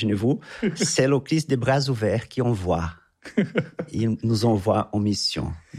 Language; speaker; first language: French; non-native, fluent; Portuguese